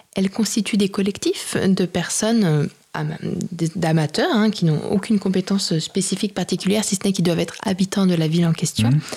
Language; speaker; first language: French; native; French